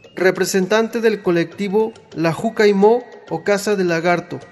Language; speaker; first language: Spanish; native; Spanish